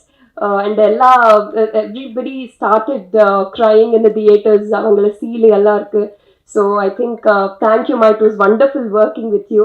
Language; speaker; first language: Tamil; non-native, learner; Telugu